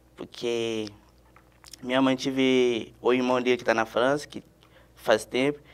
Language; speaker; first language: Portuguese; non-native, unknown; Haitian Creole